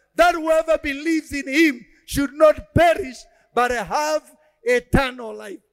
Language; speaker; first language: English; non-native, local second language; Swahili